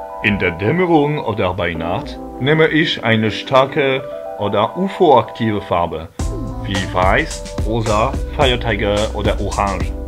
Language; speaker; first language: German; non-native, fluent; French